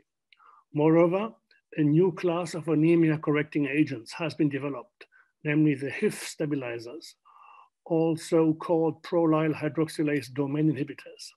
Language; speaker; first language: English; non-native, fluent; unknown